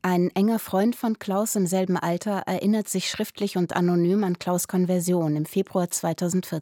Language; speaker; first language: German; native; German